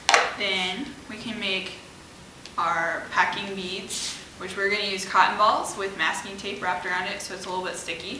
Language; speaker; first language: English; native; English